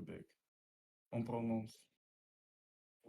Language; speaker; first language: French; non-native, learner; Russian